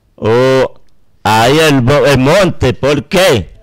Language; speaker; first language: Spanish; native; Spanish